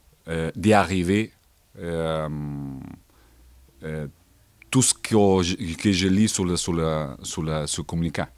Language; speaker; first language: French; non-native, fluent; Portuguese